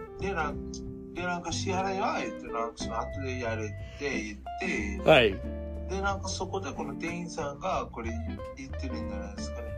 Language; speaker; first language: Japanese; non-native, fluent; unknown